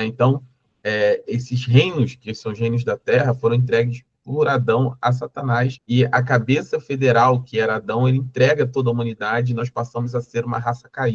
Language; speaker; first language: Portuguese; native; Portuguese